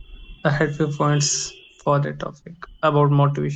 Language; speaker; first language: English; non-native, learner; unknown